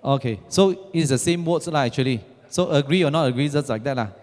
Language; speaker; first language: English; non-native, local second language; Chinese